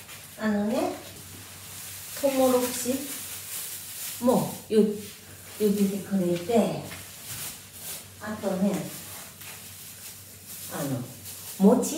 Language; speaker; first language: Japanese; non-native, fluent; Chinese